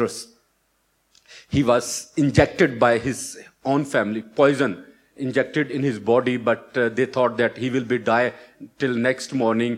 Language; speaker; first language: English; non-native, local second language; Urdu